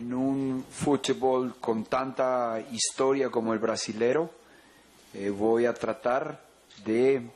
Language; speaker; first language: Portuguese; non-native, learner; Spanish